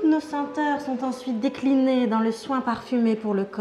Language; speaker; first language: French; native; French